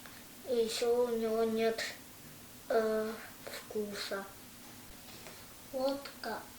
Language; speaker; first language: Russian; non-native, local second language; Yakut